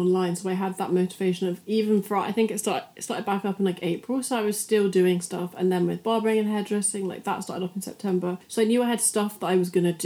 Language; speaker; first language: English; native; English